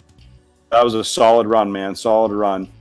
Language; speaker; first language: English; native; English